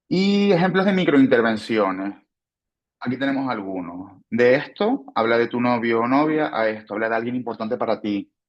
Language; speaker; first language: Spanish; native; Spanish